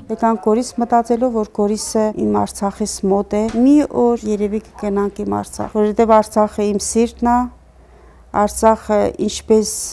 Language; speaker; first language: Armenian; native; Armenian